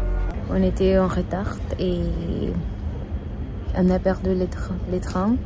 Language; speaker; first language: French; non-native, learner; Spanish